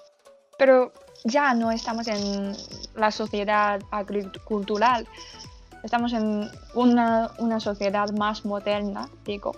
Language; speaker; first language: Spanish; non-native, learner; Chinese